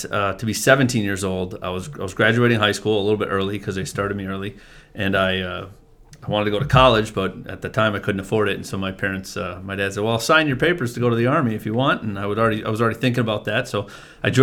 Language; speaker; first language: English; native; English